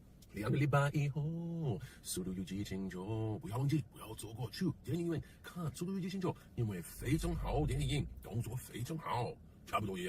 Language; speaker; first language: Chinese; non-native, learner; English